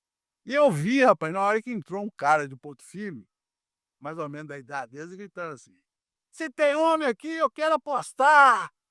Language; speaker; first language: Portuguese; native; Portuguese